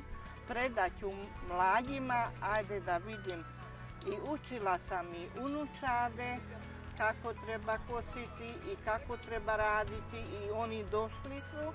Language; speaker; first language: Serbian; non-native, local second language; Hungarian